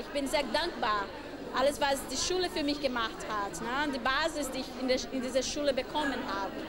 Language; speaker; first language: German; non-native, fluent; Portuguese